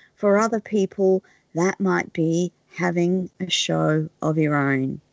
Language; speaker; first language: English; native; English